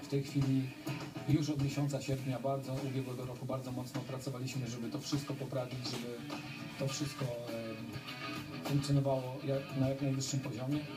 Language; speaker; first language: Polish; native; Polish